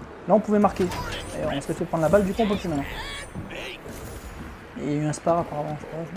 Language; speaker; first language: French; native; French